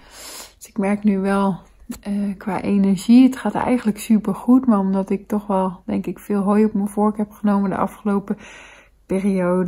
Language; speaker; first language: Dutch; native; Dutch